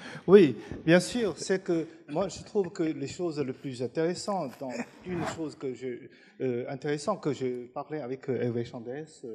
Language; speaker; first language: French; non-native, fluent; Chinese